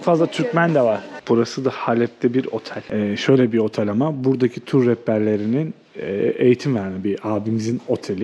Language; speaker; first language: Turkish; native; Turkish